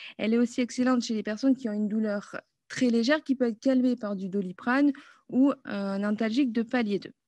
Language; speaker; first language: French; native; French